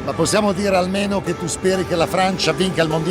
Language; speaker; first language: Italian; native; Italian